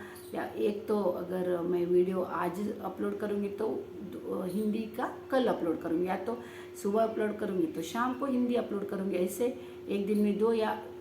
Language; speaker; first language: Hindi; non-native, local second language; Kannada